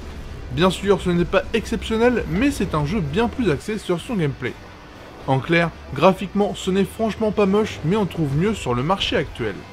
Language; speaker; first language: French; native; French